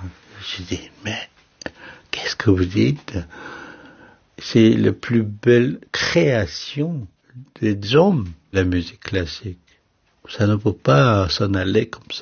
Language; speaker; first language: French; non-native, fluent; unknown